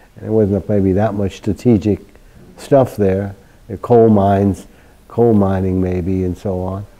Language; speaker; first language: English; early bilingual, other home language; German